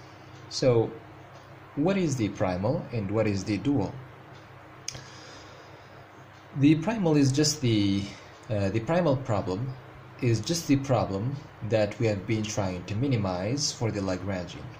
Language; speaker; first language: English; non-native, fluent; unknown